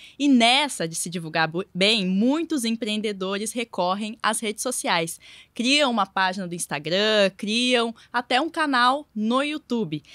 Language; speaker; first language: Portuguese; native; Portuguese